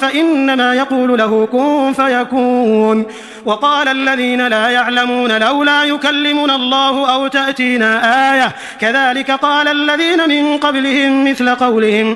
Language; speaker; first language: Arabic; native; Arabic